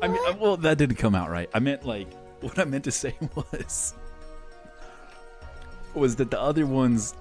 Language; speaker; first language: English; native; English